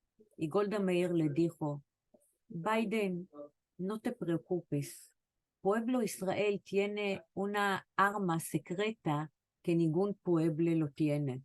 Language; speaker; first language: Spanish; non-native, fluent; Hebrew